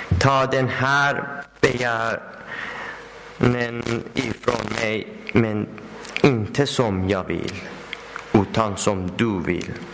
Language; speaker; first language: Swedish; non-native, learner; Persian